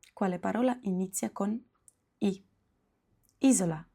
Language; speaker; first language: Italian; non-native, fluent; Ukrainian